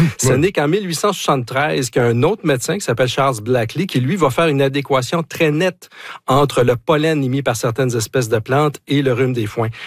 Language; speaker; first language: French; native; French